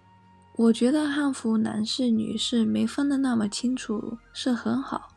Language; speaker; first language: Chinese; early bilingual, heritage; English